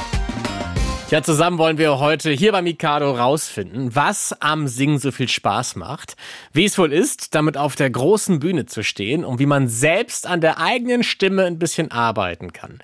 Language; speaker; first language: German; native; German